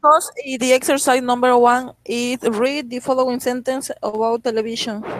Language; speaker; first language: English; non-native, learner; Spanish